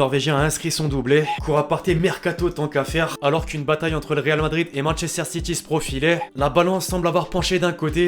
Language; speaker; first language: French; native; French